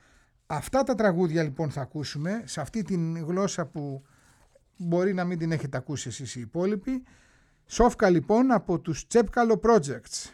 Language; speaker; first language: Greek; native; Greek